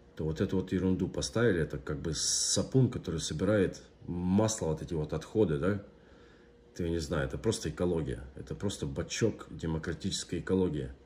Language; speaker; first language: Russian; native; Russian